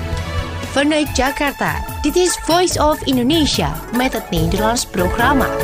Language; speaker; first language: Dutch; non-native, fluent; Indonesian